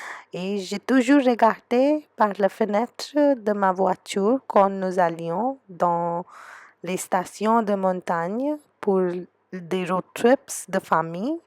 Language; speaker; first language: French; non-native, fluent; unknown